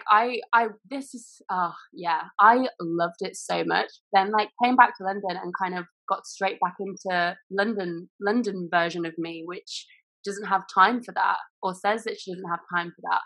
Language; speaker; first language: English; native; English